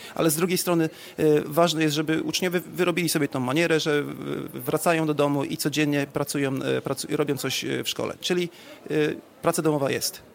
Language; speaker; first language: Polish; native; Polish